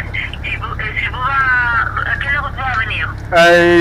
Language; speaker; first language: French; non-native, learner; Spanish